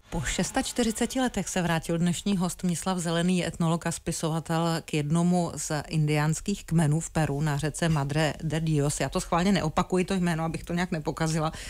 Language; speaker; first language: Czech; native; Czech